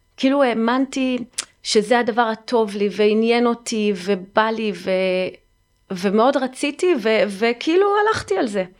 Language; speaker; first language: Hebrew; early bilingual, heritage; Hebrew